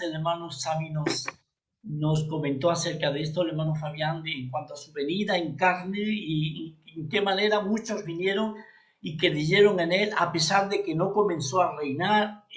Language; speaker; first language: Spanish; native; Spanish